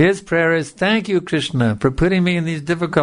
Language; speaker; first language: English; native; English